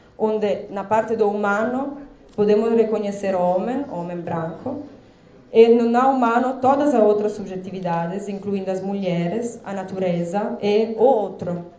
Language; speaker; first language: Portuguese; non-native, fluent; Italian